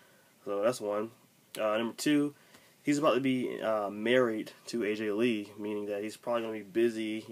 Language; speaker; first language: English; native; English